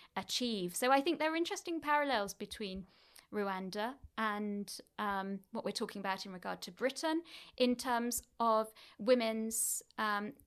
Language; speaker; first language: English; native; English